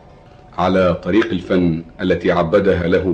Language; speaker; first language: Arabic; native; Arabic